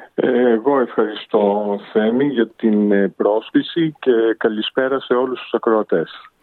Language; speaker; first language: Greek; early bilingual, heritage; Greek